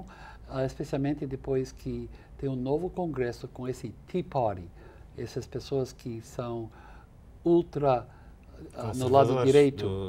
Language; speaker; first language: Portuguese; non-native, fluent; English